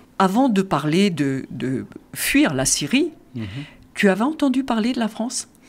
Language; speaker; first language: French; native; French